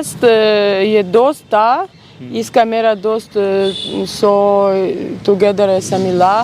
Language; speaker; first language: Hindi; non-native, learner; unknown